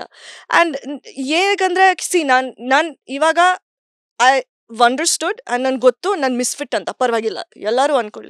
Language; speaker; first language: Kannada; early bilingual, heritage; English